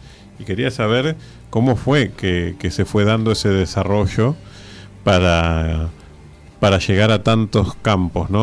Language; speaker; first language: Spanish; native; Spanish